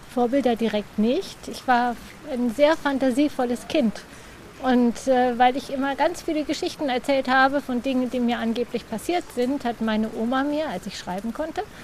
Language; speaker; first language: German; native; German